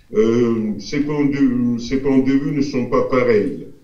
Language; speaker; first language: French; non-native, fluent; Russian